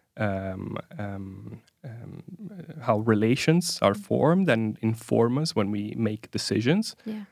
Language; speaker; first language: English; non-native, fluent; Italian